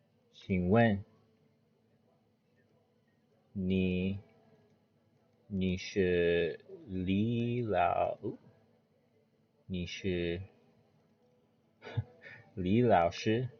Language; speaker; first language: Chinese; non-native, learner; English